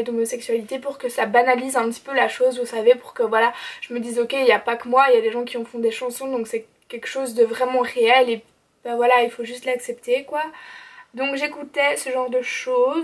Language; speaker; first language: French; native; French